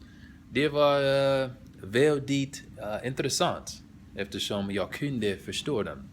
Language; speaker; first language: Swedish; non-native, learner; English